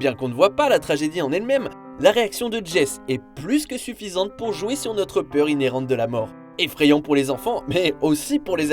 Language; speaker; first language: French; native; French